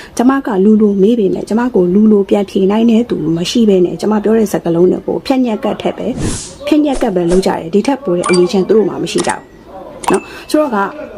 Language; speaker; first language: Burmese; native; Burmese